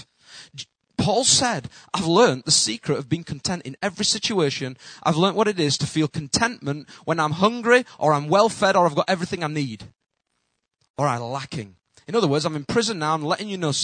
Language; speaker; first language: English; native; English